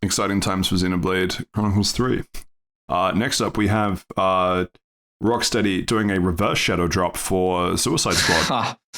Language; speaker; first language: English; native; English